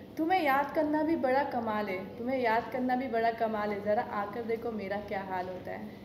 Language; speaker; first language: Hindi; native; Hindi